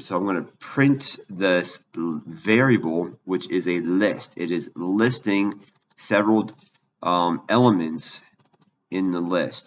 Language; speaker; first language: English; native; English